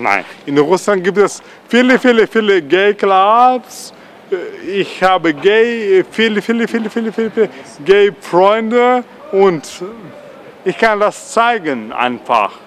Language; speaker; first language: German; non-native, learner; Russian